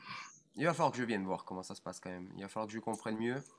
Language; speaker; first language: French; native; French